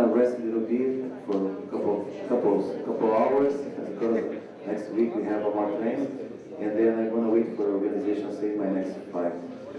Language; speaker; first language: English; non-native, learner; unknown